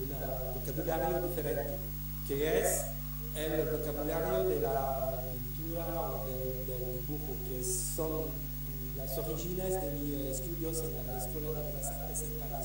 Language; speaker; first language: Spanish; non-native, learner; French